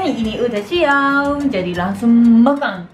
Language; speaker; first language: Indonesian; non-native, learner; Japanese